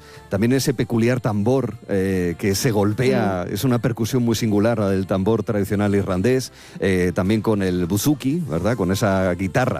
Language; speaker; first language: Spanish; native; Spanish